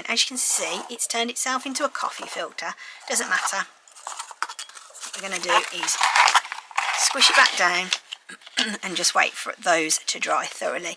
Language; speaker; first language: English; native; English